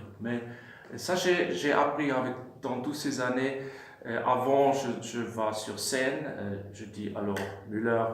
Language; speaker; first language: French; non-native, fluent; German